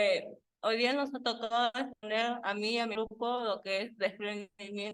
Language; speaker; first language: Spanish; native; Spanish